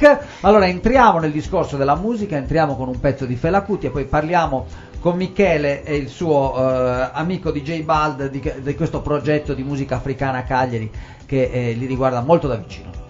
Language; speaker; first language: Italian; native; Italian